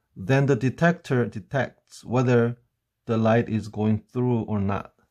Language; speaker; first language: English; non-native, fluent; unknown